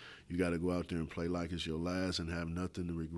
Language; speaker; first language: English; native; English